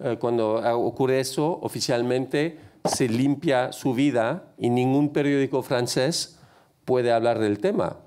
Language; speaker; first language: Spanish; non-native, fluent; French